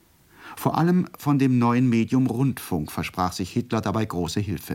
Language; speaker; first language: German; native; German